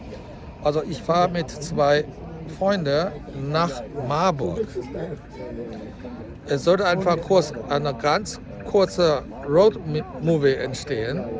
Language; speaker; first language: German; non-native, fluent; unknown